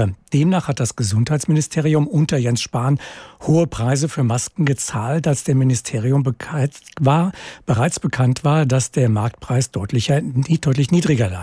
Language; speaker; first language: German; native; German